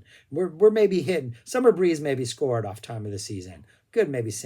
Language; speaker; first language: English; native; English